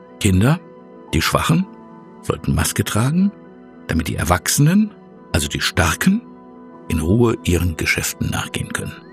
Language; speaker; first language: German; native; German